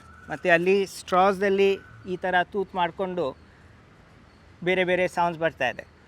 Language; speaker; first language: Kannada; non-native, local second language; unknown